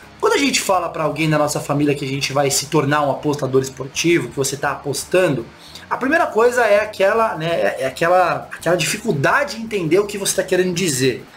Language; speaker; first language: Portuguese; native; Portuguese